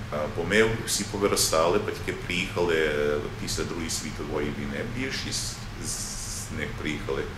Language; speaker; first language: Ukrainian; early bilingual, other home language; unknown